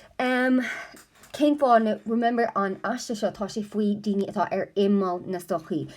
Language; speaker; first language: Irish; non-native, local second language; English